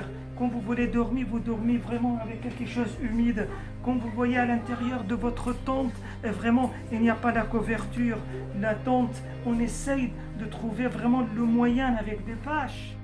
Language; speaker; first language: French; non-native, fluent; Arabic